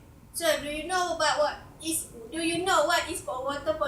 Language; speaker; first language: English; non-native, learner; Malay